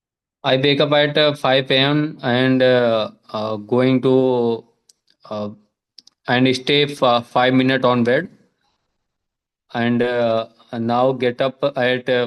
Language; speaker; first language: English; non-native, learner; Hindi